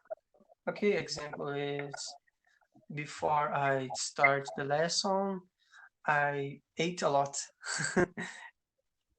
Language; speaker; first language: English; non-native, learner; Portuguese